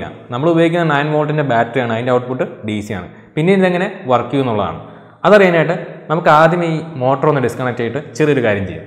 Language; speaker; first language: Malayalam; native; Malayalam